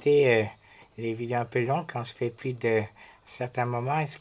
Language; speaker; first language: French; native; French